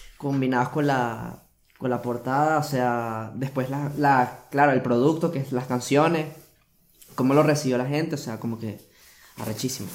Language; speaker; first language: Spanish; native; Spanish